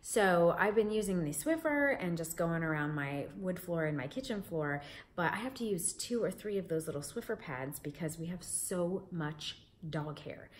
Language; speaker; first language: English; native; English